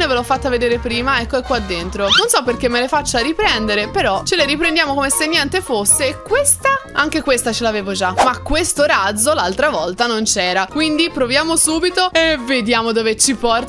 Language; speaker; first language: Italian; native; Italian